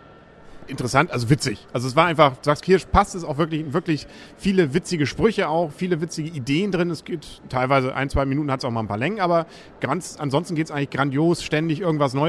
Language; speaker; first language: German; native; German